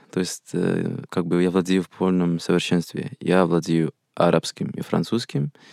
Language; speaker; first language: Russian; non-native, fluent; Arabic